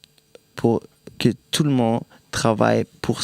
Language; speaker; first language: French; non-native, fluent; German